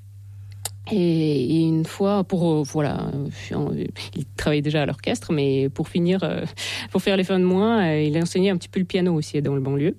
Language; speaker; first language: French; non-native, fluent; Russian